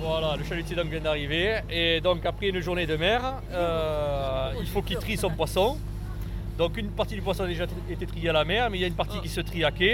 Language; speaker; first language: French; native; French